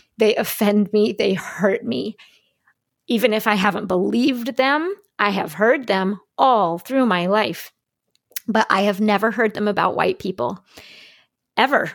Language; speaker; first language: English; native; English